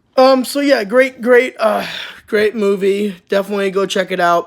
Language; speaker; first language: English; native; English